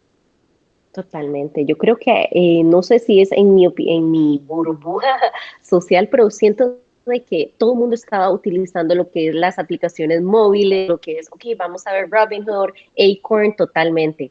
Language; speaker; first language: Spanish; native; Spanish